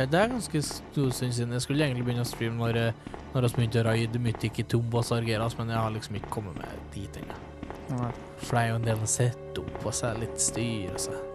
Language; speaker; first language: Norwegian; native; Norwegian